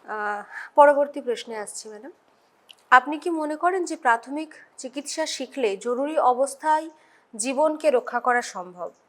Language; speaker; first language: Bangla; native; Bangla